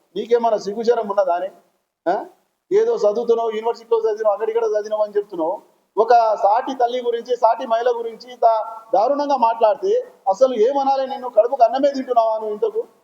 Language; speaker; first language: Telugu; non-native, local second language; Lambadi